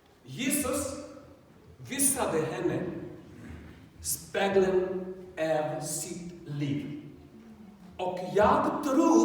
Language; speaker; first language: Swedish; non-native, learner; Urdu